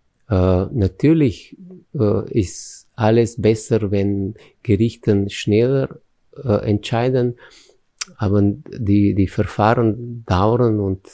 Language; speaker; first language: German; non-native, fluent; Slovenian